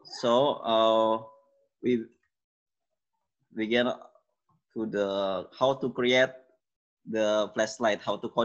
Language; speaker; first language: English; non-native, learner; Indonesian